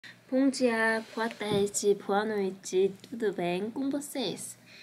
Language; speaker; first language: Portuguese; non-native, learner; Korean